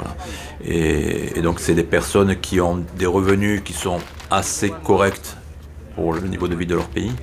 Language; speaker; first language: French; native; French